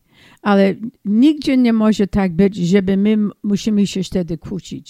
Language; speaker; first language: Polish; early bilingual, heritage; English